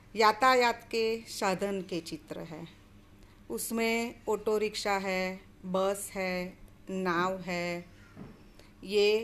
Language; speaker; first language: Hindi; non-native, local second language; Gujarati